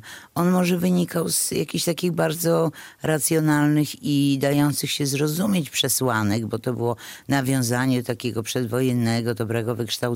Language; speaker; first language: Polish; native; Polish